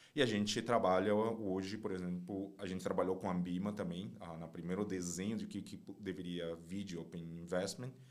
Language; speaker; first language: Portuguese; non-native, fluent; Chinese